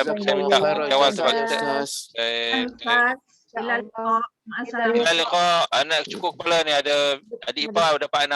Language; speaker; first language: Malay; native; Malay